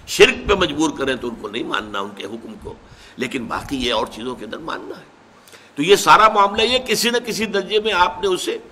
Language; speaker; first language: Urdu; native; Urdu